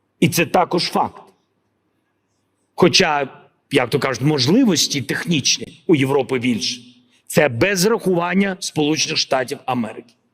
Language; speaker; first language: Ukrainian; non-native, local second language; Russian